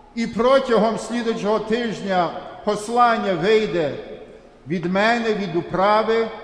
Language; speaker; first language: Ukrainian; early bilingual, heritage; Ukrainian